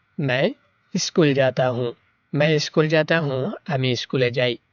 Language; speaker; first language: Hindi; non-native, learner; Bangla